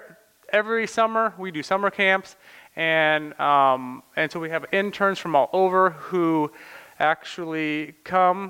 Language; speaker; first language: English; native; English